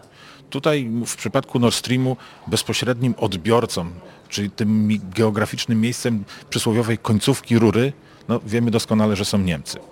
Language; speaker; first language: Polish; native; Polish